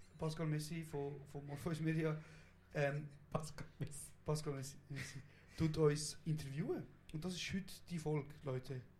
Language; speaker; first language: German; early bilingual, other home language; Kurdish